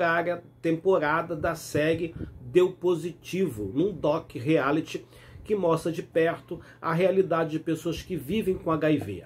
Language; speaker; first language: Portuguese; native; Portuguese